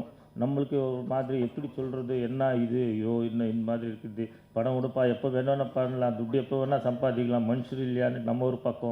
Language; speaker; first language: Tamil; non-native, learner; Kannada